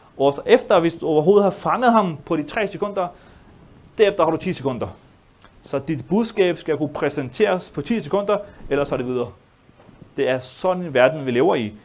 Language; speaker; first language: Danish; early bilingual, other home language; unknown